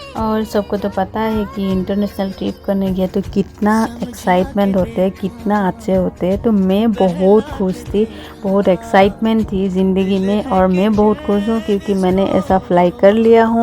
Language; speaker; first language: Hindi; non-native, local second language; Assamese